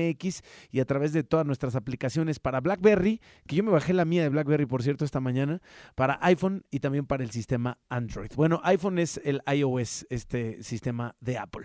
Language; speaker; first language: Spanish; native; Spanish